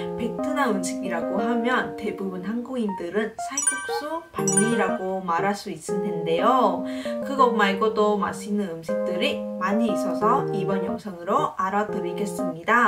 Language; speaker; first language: Korean; non-native, local second language; Vietnamese